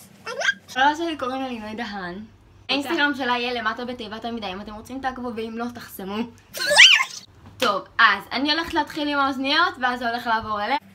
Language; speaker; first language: Hebrew; native; Hebrew